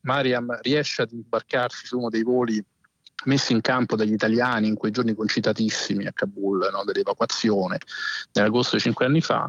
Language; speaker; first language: Italian; native; Italian